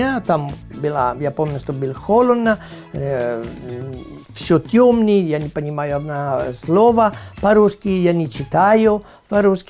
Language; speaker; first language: Russian; non-native, learner; Italian